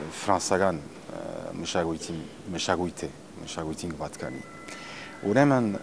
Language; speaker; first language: Armenian; early bilingual, heritage; Armenian